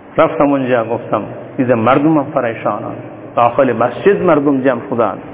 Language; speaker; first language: Persian; non-native, local second language; Turkmen